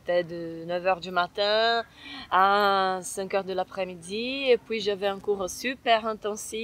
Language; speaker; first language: French; non-native, fluent; Portuguese